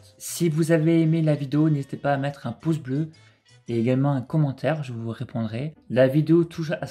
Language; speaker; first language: French; native; French